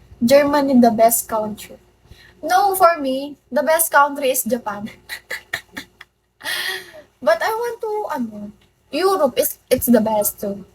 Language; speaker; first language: English; non-native, learner; Filipino